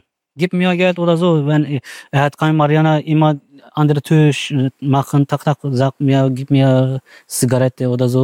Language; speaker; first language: German; non-native, learner; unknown